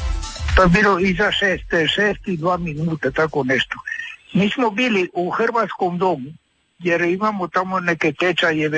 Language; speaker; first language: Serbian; early bilingual, heritage; Serbian